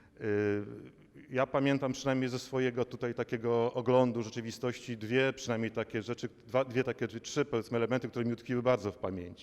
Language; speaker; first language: Polish; native; Polish